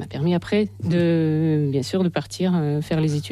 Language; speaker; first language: French; non-native, fluent; Russian